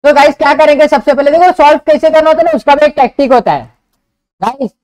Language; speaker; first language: Hindi; non-native, local second language; Marathi